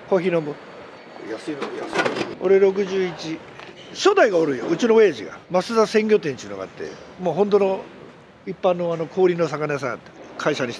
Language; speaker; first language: Japanese; native; Japanese